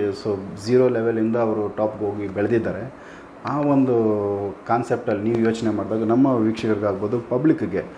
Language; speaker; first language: Kannada; native; Kannada